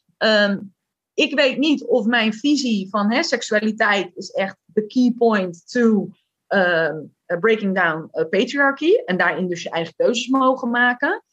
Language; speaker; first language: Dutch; early bilingual, other home language; Turkish